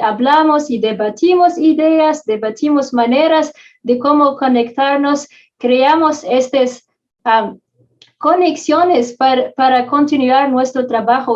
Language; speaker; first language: Spanish; non-native, fluent; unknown